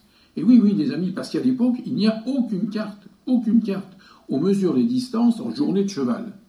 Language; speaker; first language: French; native; French